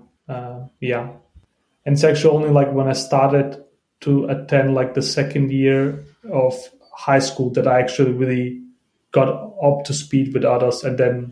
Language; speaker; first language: English; non-native, fluent; Bosnian